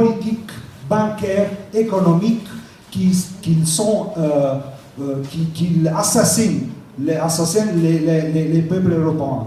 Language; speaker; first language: French; non-native, learner; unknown